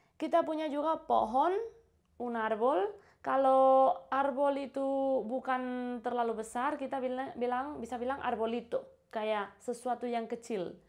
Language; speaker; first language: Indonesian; non-native, fluent; Spanish